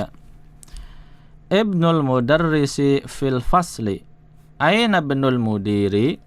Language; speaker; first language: Arabic; non-native, fluent; Indonesian